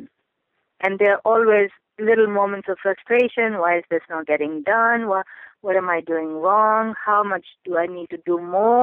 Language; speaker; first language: English; non-native, local second language; Urdu